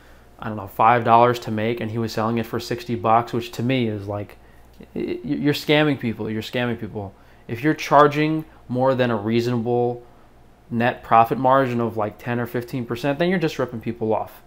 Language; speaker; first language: English; native; English